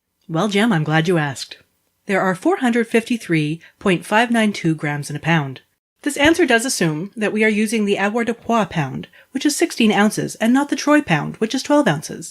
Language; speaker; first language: English; native; English